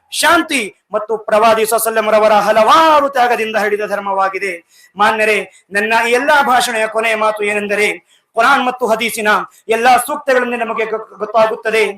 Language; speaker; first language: Kannada; non-native, local second language; Urdu